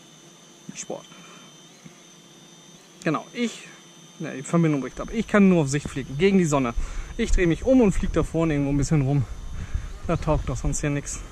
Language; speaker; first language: German; native; German